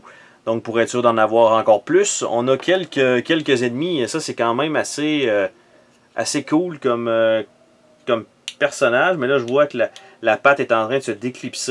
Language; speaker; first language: French; native; French